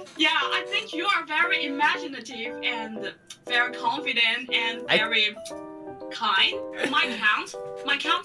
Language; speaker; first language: English; non-native, learner; Chinese